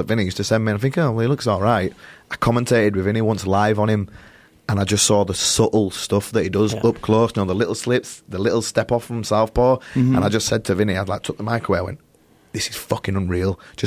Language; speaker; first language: English; native; English